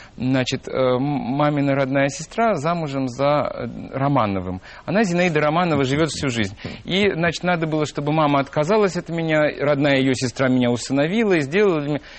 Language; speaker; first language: Russian; native; Russian